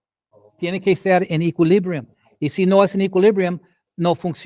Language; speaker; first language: Spanish; non-native, fluent; English